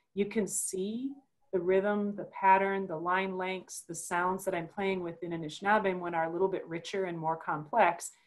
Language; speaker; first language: English; native; English